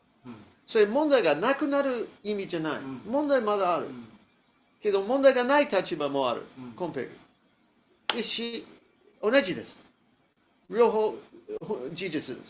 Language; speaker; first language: Japanese; non-native, learner; English